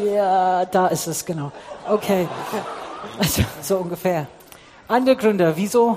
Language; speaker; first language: German; non-native, fluent; English